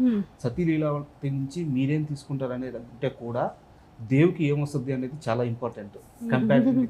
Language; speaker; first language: Telugu; native; Telugu